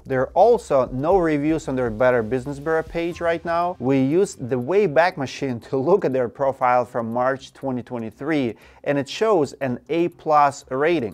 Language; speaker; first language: English; non-native, fluent; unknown